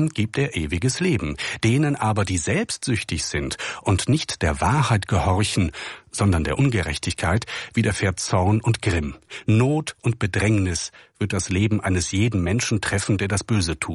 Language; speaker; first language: German; native; German